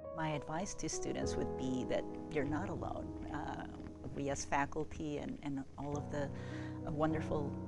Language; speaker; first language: English; non-native, fluent; Spanish